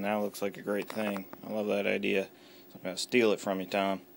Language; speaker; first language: English; native; English